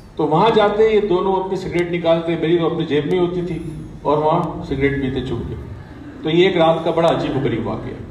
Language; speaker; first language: Urdu; native; Urdu